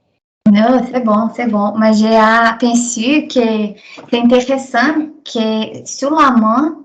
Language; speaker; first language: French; non-native, learner; Portuguese